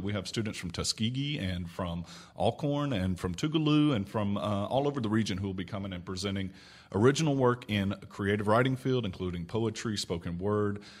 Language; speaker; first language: English; native; English